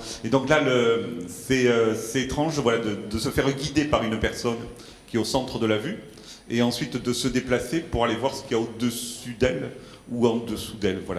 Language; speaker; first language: French; native; French